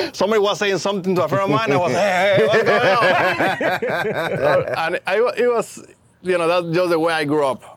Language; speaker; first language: English; non-native, fluent; Spanish